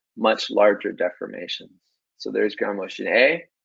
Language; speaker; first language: English; native; English